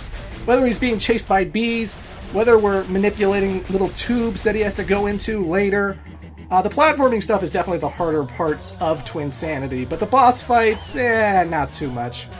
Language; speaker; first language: English; native; English